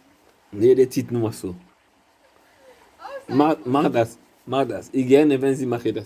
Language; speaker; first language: German; non-native, learner; Lingala